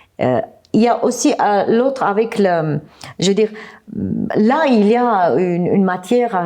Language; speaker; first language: French; non-native, fluent; Armenian